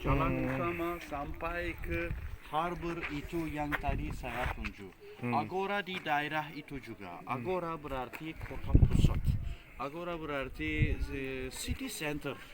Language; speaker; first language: Indonesian; non-native, fluent; Turkish